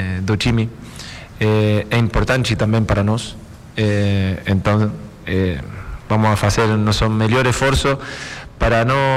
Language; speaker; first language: Portuguese; non-native, learner; Spanish